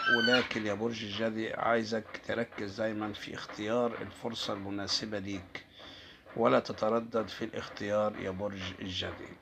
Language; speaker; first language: Arabic; native; Arabic